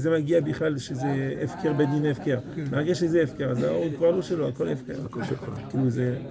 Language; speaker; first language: Hebrew; non-native, fluent; French